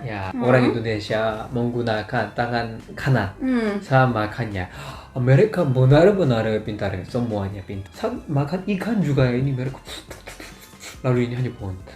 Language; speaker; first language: Indonesian; non-native, learner; Korean